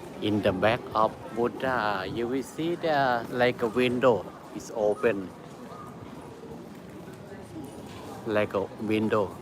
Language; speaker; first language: English; non-native, learner; Thai